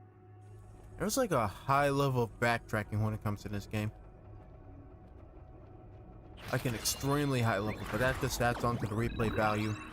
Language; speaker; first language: English; native; English